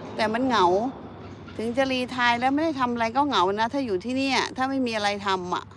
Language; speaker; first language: Thai; native; Thai